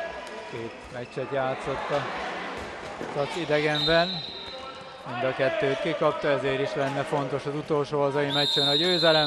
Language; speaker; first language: Hungarian; native; Hungarian